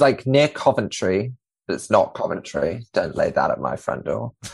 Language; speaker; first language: English; native; English